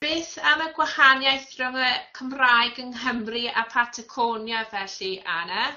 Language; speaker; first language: Welsh; non-native, fluent; English